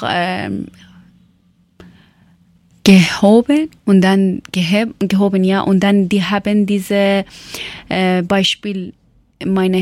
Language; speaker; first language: German; non-native, learner; Persian